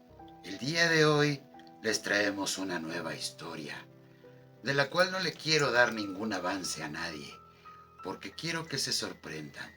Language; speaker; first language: Spanish; native; Spanish